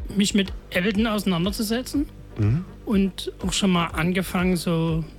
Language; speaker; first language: German; native; German